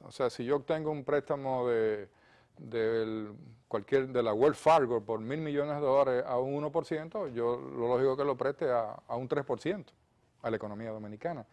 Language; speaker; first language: Spanish; native; Spanish